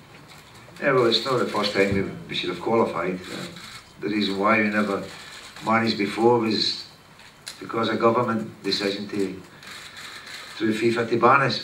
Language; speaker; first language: English; native; English